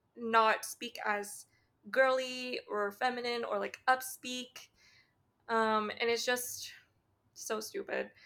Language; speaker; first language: English; native; English